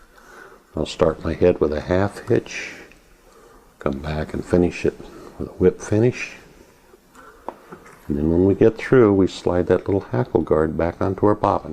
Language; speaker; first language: English; native; English